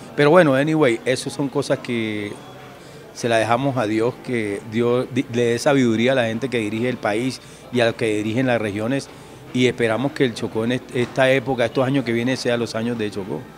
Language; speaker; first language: Spanish; native; Spanish